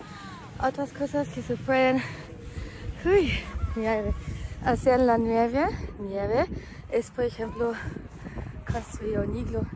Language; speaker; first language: Spanish; non-native, fluent; German